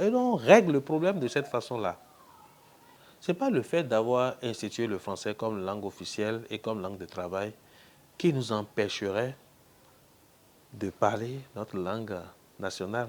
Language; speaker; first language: French; non-native, local second language; Fon